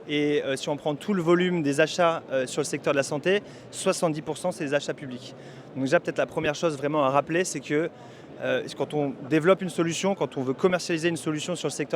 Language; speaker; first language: French; native; French